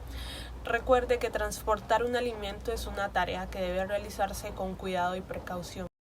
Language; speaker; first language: Spanish; native; Spanish